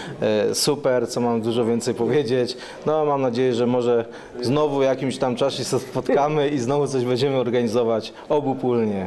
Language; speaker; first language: Polish; non-native, learner; Ukrainian